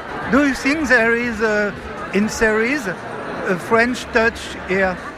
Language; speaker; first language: English; non-native, learner; French